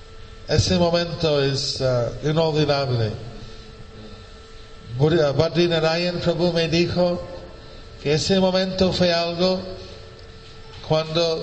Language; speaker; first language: Spanish; non-native, fluent; English